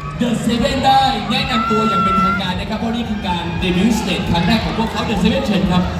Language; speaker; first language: Thai; native; Thai